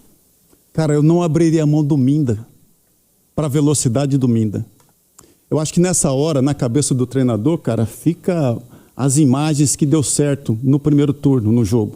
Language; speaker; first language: Portuguese; native; Portuguese